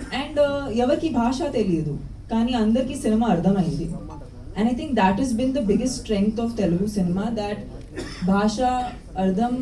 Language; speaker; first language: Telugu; non-native, local second language; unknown